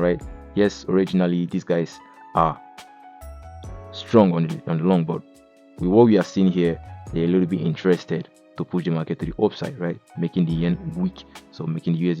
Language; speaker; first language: English; native; English